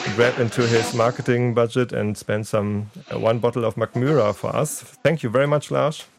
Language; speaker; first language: English; non-native, fluent; German